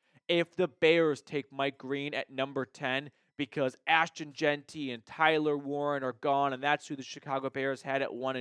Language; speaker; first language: English; native; English